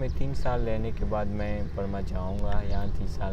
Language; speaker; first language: Hindi; non-native, learner; Burmese